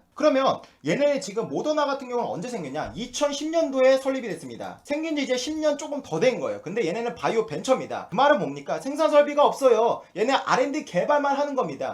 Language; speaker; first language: Korean; native; Korean